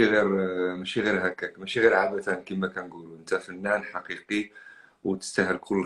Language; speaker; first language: Arabic; native; Arabic